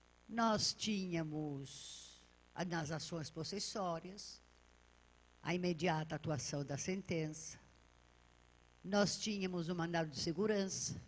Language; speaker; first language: Portuguese; native; Portuguese